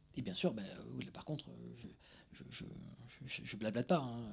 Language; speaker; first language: French; native; French